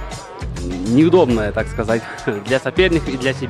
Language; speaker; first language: Russian; native; Russian